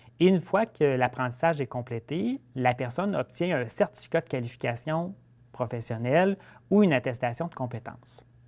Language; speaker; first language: French; native; French